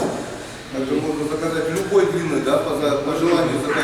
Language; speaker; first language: Russian; native; Russian